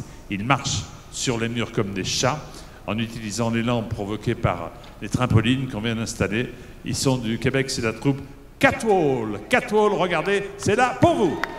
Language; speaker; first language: French; native; French